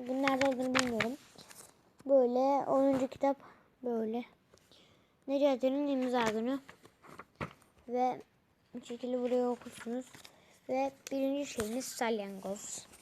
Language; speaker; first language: Turkish; native; Turkish